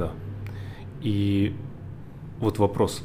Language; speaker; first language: Russian; native; Russian